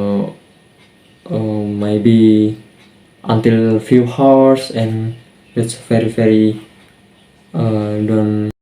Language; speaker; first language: English; non-native, learner; Indonesian